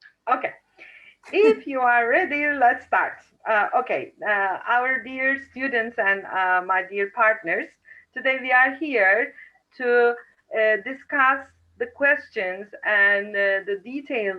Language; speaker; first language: English; non-native, fluent; Turkish